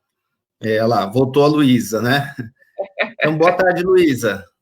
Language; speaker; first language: Portuguese; native; Portuguese